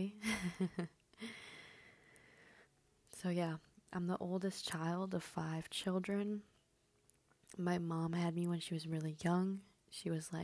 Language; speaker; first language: English; early bilingual, other home language; Spanish